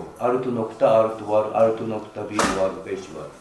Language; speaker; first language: Turkish; non-native, fluent; Japanese